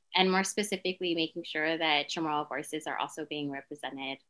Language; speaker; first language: English; native; English